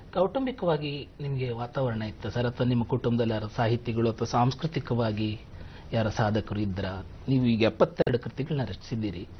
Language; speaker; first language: Kannada; native; Kannada